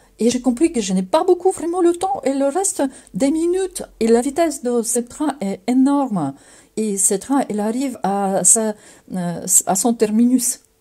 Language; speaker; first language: French; non-native, fluent; Russian